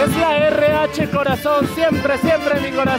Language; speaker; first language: Spanish; native; Spanish